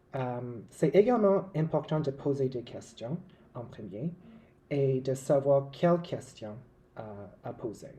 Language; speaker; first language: French; non-native, local second language; English